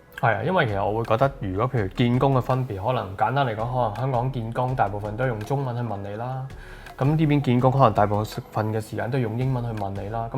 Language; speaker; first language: Cantonese; early bilingual, other home language; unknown